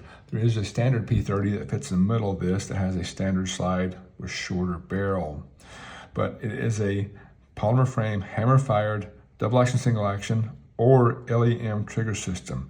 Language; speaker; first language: English; native; English